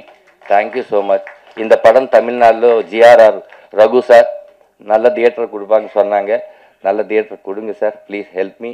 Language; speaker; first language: Tamil; non-native, local second language; Telugu